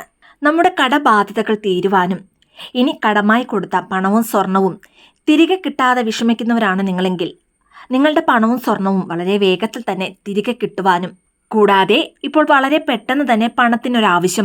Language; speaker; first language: Malayalam; native; Malayalam